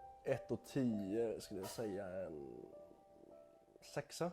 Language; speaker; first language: Swedish; native; Swedish